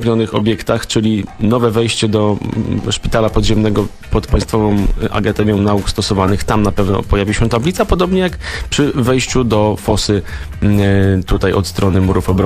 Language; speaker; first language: Polish; native; Polish